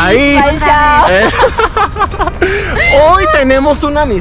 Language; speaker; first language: Spanish; native; Spanish